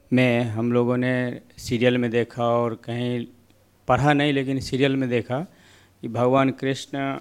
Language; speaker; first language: Hindi; native; Hindi